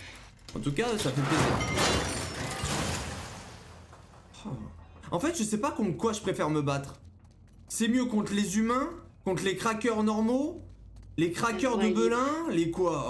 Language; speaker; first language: French; native; French